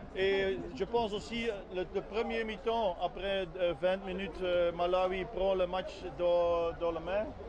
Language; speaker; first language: French; non-native, learner; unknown